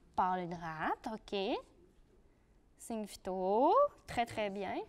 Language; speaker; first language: French; native; French